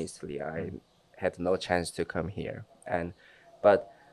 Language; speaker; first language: English; non-native, fluent; Korean